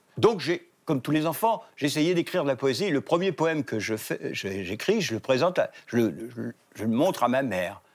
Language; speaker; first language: French; native; French